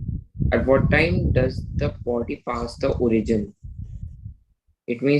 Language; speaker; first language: English; non-native, local second language; Hindi